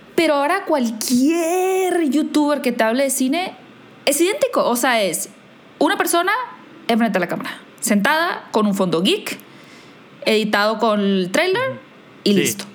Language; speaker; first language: Spanish; native; Spanish